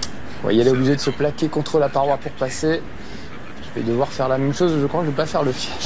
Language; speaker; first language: French; native; French